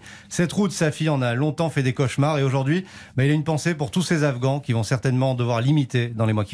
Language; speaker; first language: French; native; French